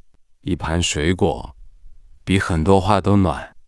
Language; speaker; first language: Chinese; non-native, fluent; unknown